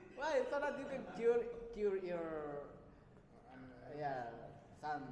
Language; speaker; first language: English; non-native, learner; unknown